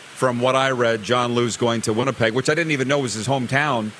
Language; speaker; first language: English; native; English